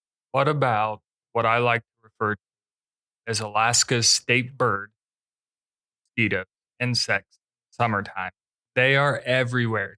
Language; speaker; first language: English; native; English